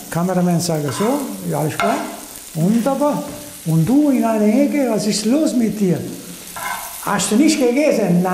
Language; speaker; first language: German; non-native, learner; Italian